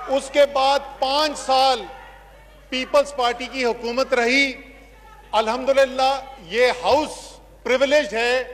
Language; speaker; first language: Urdu; native; Urdu